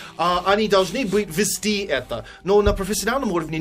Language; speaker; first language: Russian; non-native, fluent; English